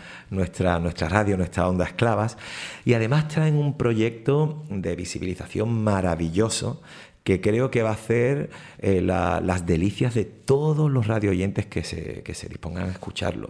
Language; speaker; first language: Spanish; native; Spanish